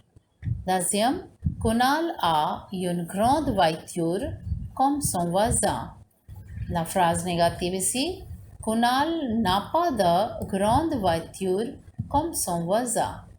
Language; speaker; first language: French; non-native, learner; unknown